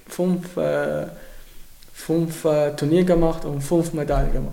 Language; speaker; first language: German; non-native, learner; Arabic